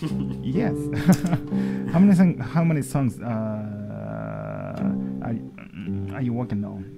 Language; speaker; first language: English; non-native, learner; Japanese